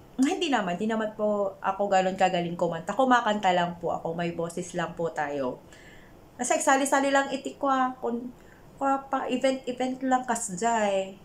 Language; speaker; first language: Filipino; non-native, local second language; Iloko